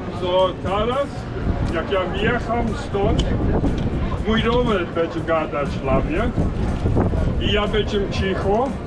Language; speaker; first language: Polish; non-native, learner; English